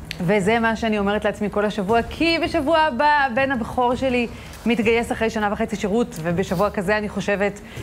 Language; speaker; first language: Hebrew; native; Hebrew